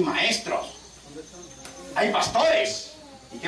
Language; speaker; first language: Spanish; native; Spanish